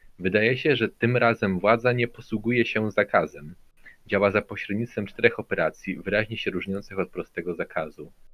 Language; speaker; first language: Polish; native; Polish